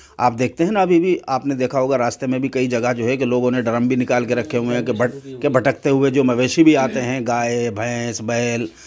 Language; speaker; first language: Hindi; native; Hindi